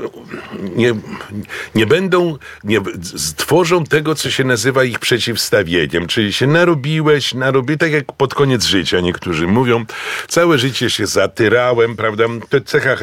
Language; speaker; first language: Polish; native; Polish